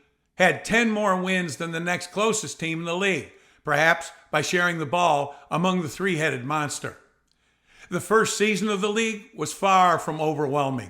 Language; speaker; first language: English; native; English